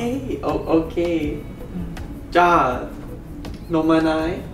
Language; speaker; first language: Japanese; non-native, learner; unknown